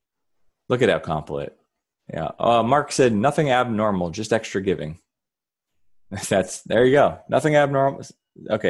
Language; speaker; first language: English; native; English